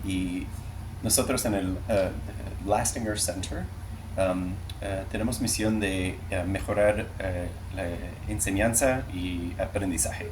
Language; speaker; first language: Spanish; non-native, learner; English